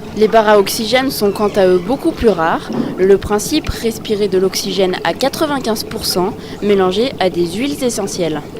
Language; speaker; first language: French; native; French